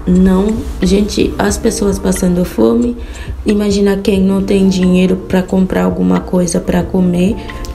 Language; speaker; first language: Portuguese; non-native, fluent; Haitian Creole